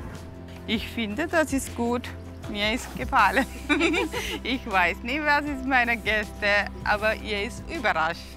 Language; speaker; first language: German; non-native, learner; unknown